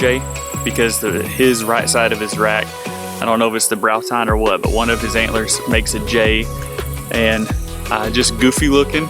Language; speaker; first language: English; native; English